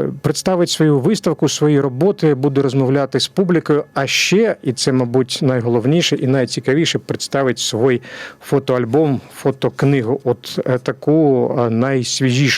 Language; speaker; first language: Ukrainian; native; Ukrainian